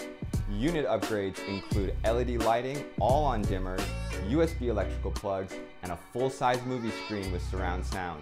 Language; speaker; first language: English; native; English